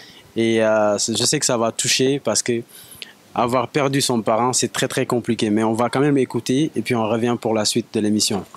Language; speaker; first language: French; non-native, local second language; Wolof